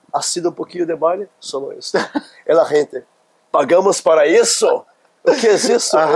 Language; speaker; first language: Spanish; non-native, learner; Portuguese